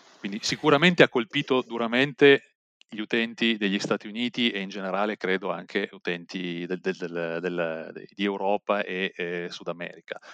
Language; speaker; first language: Italian; native; Italian